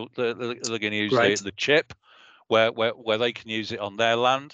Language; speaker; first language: English; native; English